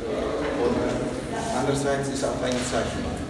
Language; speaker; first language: German; non-native, fluent; Spanish